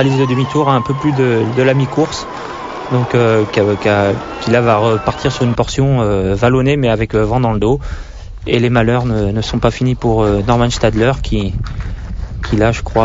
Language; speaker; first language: French; native; French